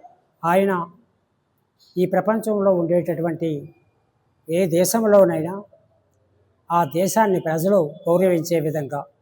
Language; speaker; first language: Telugu; native; Telugu